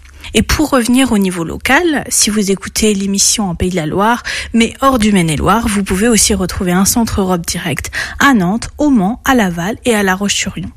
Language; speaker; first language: French; native; French